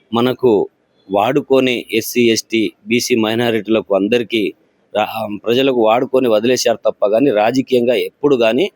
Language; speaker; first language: Telugu; non-native, local second language; Lambadi